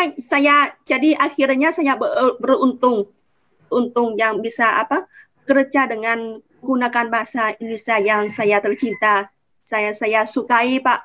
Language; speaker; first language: Indonesian; non-native, fluent; Vietnamese